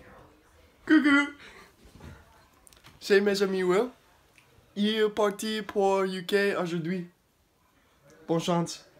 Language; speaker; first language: French; non-native, learner; English